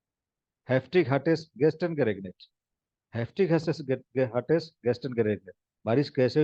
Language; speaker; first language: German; non-native, fluent; Hindi